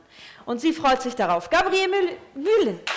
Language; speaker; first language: German; native; German